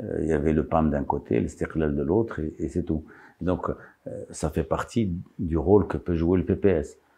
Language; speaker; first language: French; non-native, local second language; Arabic